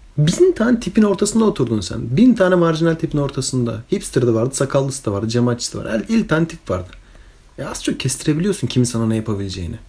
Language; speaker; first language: Turkish; early bilingual, heritage; Turkish